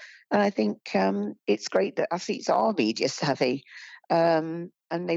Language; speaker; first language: English; native; English